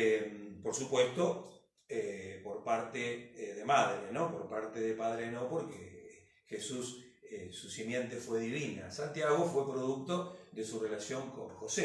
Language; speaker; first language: Spanish; native; Spanish